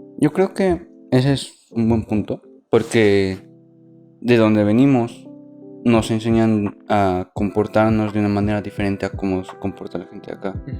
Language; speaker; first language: Spanish; native; Spanish